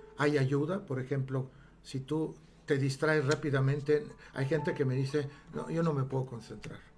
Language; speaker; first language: Spanish; non-native, fluent; Italian